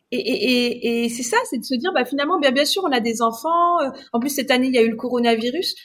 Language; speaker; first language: French; non-native, local second language; Arabic